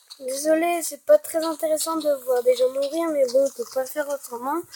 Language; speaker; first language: French; native; French